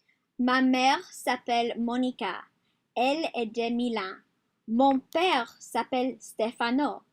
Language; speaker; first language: French; non-native, learner; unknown